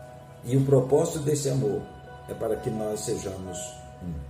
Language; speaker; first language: Portuguese; native; Portuguese